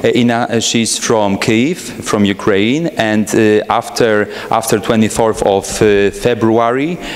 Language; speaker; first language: English; non-native, fluent; Polish